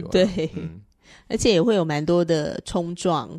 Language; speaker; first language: Chinese; native; Chinese